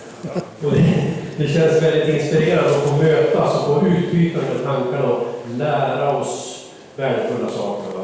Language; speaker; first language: Swedish; native; Swedish